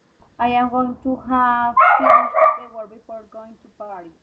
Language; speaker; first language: English; non-native, learner; Spanish